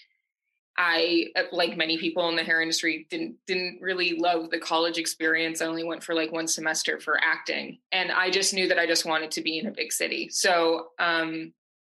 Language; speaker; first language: English; native; English